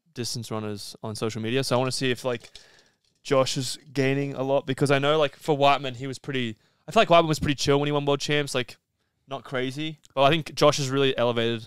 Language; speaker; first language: English; native; English